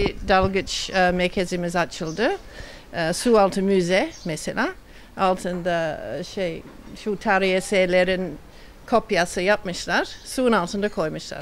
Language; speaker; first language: Turkish; non-native, fluent; English